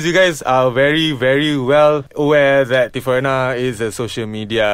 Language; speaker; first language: English; non-native, local second language; Malay